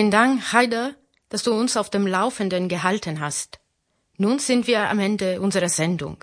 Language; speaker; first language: German; non-native, fluent; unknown